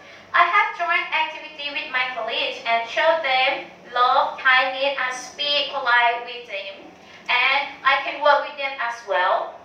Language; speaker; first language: English; non-native, learner; Thai